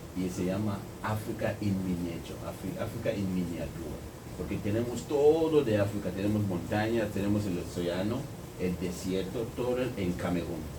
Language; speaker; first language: Spanish; non-native, fluent; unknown